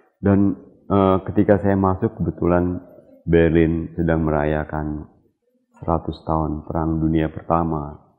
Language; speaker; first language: Indonesian; native; Indonesian